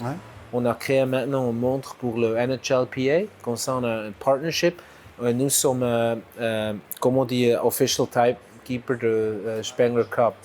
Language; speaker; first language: French; non-native, local second language; German